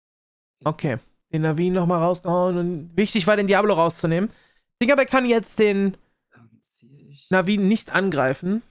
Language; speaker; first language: German; native; German